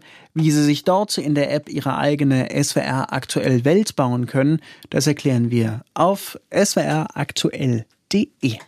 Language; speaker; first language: German; native; German